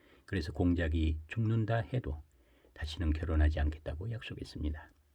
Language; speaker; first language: Korean; native; Korean